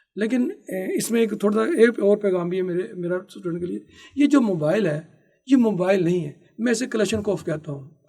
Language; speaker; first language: Urdu; non-native, local second language; Punjabi